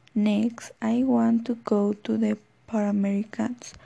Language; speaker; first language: English; non-native, fluent; Spanish